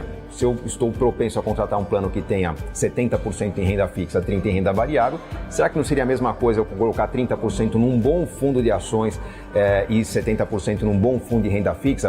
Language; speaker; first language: Portuguese; native; Portuguese